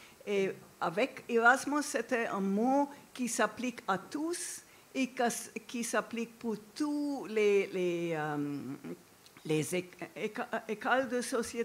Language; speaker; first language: French; non-native, fluent; English